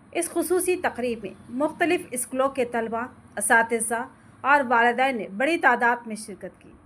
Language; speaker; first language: Urdu; native; Urdu